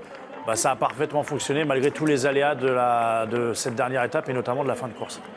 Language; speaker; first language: French; native; French